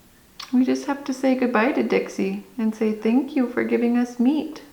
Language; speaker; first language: English; native; English